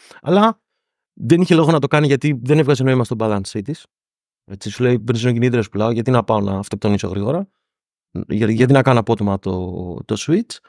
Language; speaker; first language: Greek; native; Greek